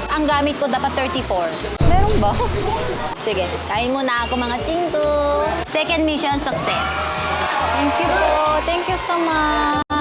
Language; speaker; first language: Filipino; non-native, fluent; Korean